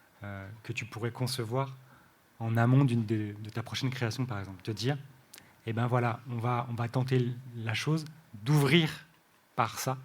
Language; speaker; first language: French; native; French